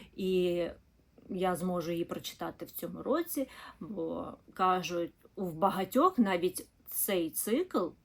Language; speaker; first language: Ukrainian; non-native, local second language; Russian